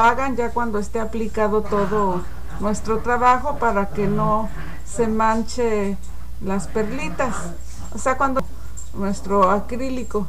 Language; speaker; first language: Spanish; native; Spanish